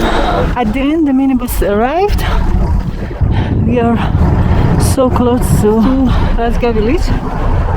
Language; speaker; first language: English; non-native, learner; Kurdish